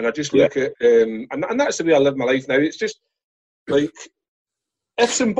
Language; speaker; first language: English; native; English